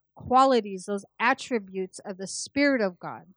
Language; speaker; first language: English; early bilingual, other home language; Spanish